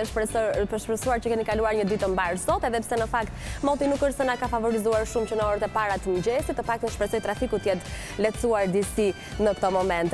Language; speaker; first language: Albanian; native; Albanian